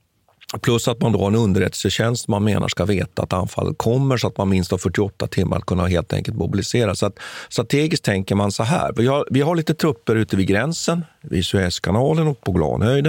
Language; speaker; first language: Swedish; native; Swedish